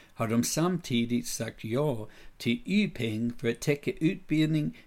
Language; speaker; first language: Swedish; non-native, fluent; English